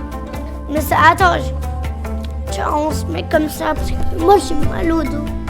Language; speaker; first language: French; native; French